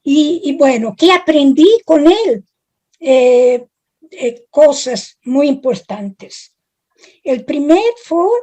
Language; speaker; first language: Spanish; non-native, fluent; Italian